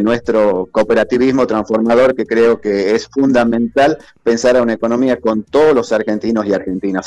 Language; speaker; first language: Spanish; native; Spanish